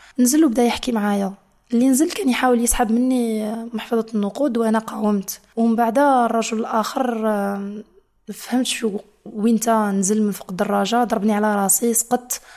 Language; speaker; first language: Arabic; non-native, fluent; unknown